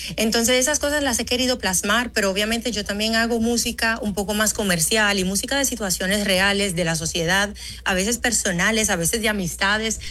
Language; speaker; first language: Spanish; early bilingual, other home language; Haitian Creole